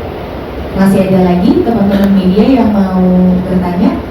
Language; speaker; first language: Indonesian; native; Indonesian